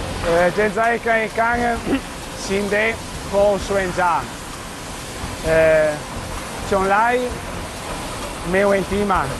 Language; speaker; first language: Chinese; non-native, learner; Italian